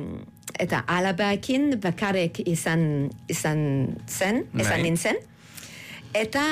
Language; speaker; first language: Basque; non-native, learner; English